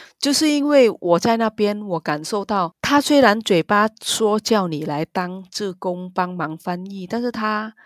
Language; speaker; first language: Chinese; non-native, fluent; Vietnamese